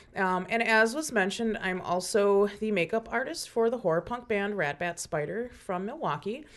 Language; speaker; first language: English; native; English